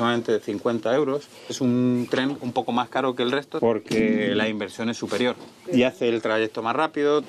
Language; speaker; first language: Spanish; native; Spanish